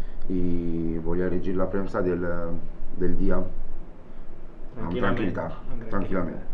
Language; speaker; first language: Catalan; non-native, learner; Italian